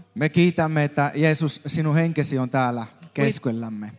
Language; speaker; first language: Finnish; native; Finnish